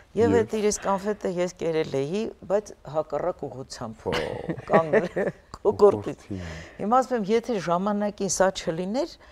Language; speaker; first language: Armenian; native; Armenian